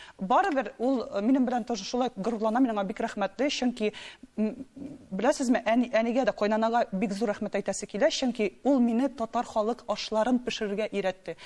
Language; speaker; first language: Tatar; non-native, local second language; Russian